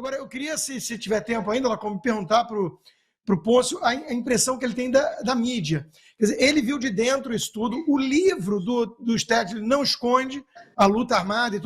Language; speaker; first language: Portuguese; native; Portuguese